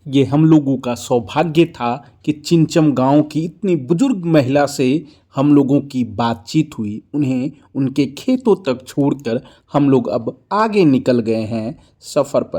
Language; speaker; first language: Hindi; native; Hindi